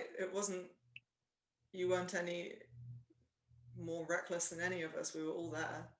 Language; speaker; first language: English; native; English